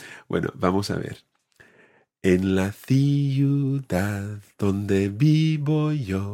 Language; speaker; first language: Spanish; non-native, fluent; English